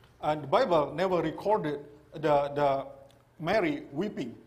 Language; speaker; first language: English; non-native, fluent; Indonesian